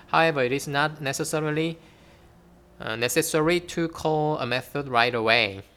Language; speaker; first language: English; non-native, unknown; Korean